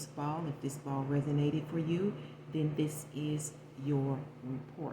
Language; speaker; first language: English; native; English